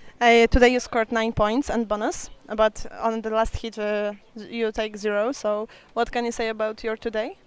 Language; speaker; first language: English; non-native, learner; Polish